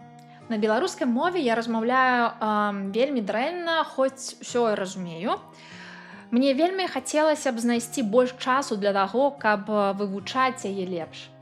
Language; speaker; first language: Belarusian; non-native, local second language; Russian